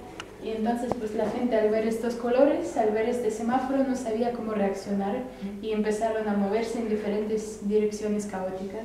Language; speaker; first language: Spanish; early bilingual, other home language; Russian